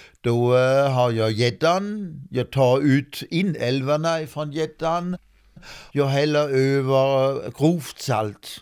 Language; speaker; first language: Swedish; non-native, fluent; German